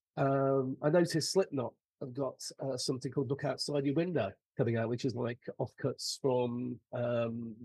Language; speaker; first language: English; native; English